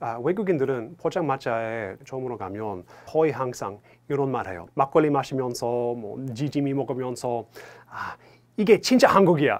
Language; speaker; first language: Korean; non-native, fluent; English